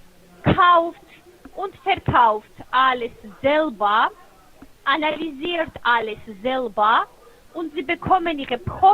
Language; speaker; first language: German; non-native, fluent; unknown